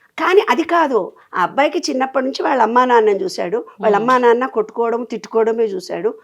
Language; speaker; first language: Telugu; native; Telugu